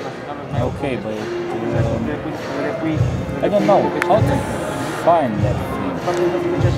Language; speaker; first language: English; non-native, learner; Romanian